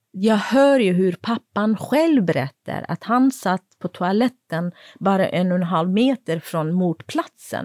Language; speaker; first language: Swedish; non-native, fluent; Kurdish